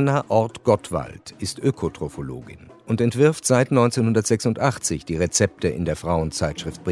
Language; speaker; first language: German; native; German